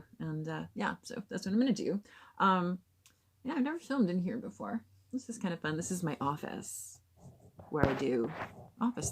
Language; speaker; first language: English; native; English